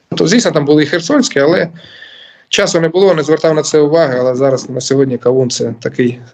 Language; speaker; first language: Ukrainian; native; Ukrainian